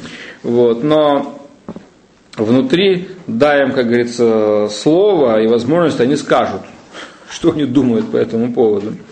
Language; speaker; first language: Russian; native; Russian